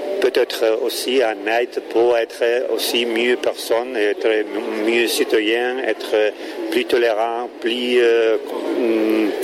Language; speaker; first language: French; non-native, learner; Catalan